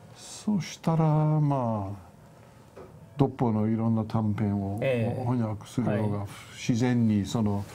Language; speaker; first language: Japanese; non-native, fluent; English